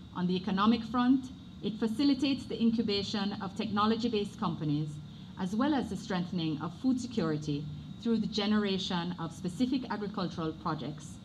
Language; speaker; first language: English; native; English